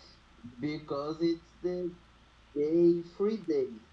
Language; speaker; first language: English; non-native, learner; Portuguese